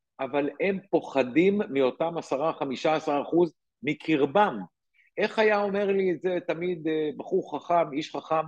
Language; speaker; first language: Hebrew; native; Hebrew